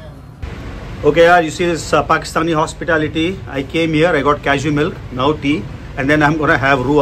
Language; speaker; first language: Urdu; non-native, local second language; Telugu